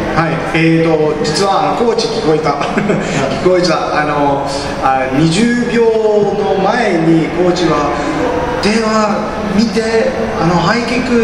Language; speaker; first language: Japanese; non-native, learner; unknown